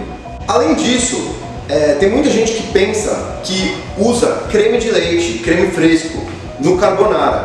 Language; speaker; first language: Portuguese; native; Portuguese